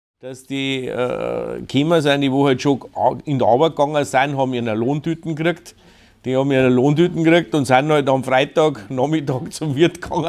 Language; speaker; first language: German; native; German